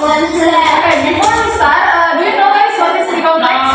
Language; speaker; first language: English; non-native, learner; Indonesian